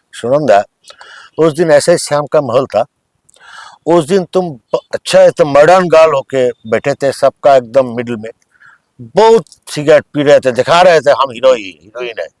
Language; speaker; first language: Hindi; non-native, local second language; Bangla